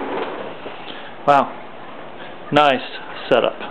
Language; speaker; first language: English; native; English